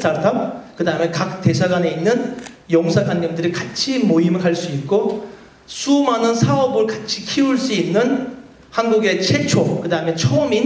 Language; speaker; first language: Korean; non-native, fluent; Turkish